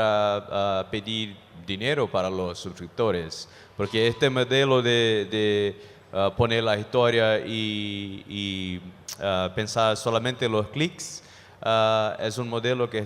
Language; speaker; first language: Spanish; non-native, fluent; Portuguese